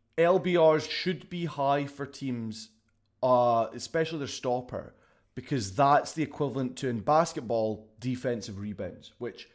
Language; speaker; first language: English; native; English